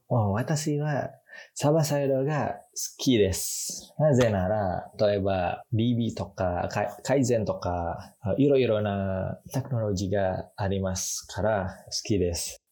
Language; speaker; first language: Japanese; non-native, learner; Indonesian